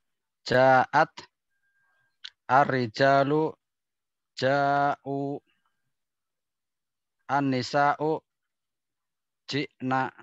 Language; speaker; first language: Arabic; non-native, learner; Indonesian